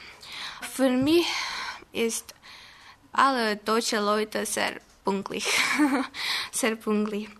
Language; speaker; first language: German; non-native, learner; Indonesian